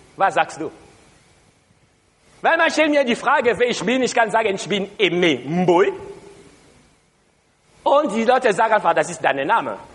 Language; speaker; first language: German; non-native, learner; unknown